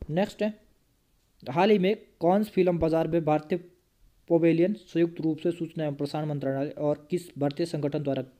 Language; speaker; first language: Hindi; native; Hindi